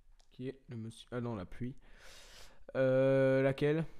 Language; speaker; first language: French; native; French